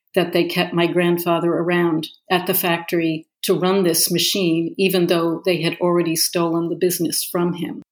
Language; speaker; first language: English; native; English